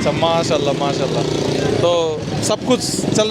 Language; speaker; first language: Hindi; non-native, learner; Bangla